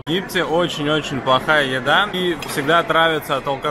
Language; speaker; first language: Russian; native; Russian